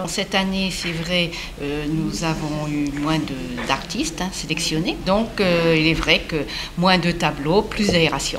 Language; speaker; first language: French; native; French